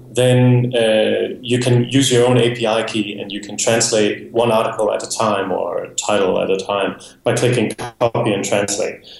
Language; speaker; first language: English; non-native, fluent; Danish